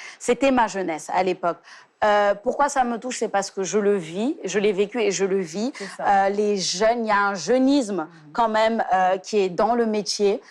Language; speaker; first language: French; non-native, local second language; Wolof